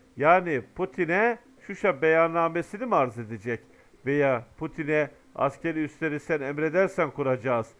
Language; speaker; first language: Turkish; native; Turkish